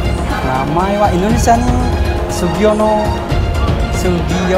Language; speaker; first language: Japanese; non-native, learner; Indonesian